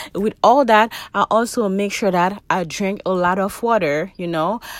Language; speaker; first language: English; non-native, fluent; Haitian Creole